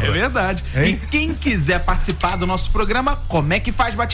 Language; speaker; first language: Portuguese; native; Portuguese